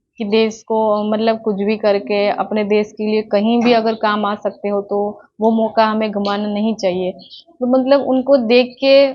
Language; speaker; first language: Hindi; non-native, local second language; Gujarati